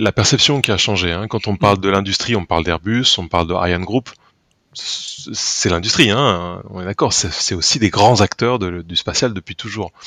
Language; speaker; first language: French; native; French